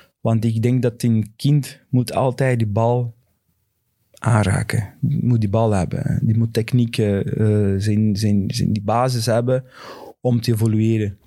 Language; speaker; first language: Dutch; non-native, fluent; Portuguese